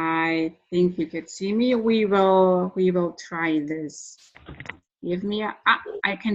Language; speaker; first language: English; non-native, fluent; German